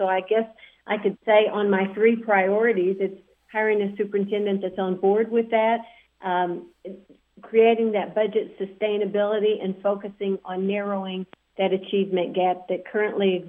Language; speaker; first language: English; native; English